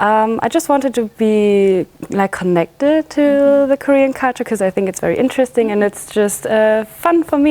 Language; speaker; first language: English; non-native, fluent; German